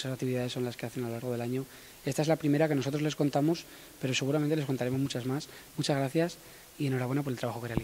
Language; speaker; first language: Spanish; native; Spanish